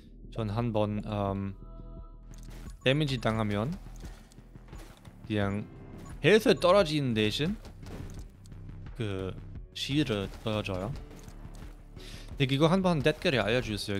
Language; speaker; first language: Korean; non-native, fluent; German